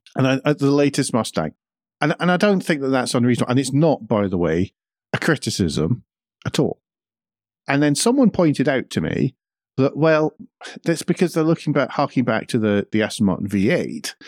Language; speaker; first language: English; native; English